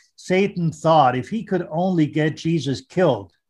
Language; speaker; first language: English; non-native, fluent; German